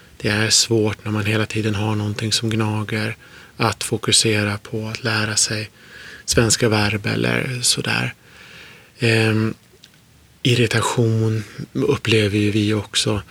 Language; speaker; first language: Swedish; native; Swedish